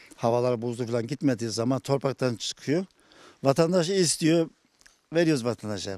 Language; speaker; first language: Turkish; native; Turkish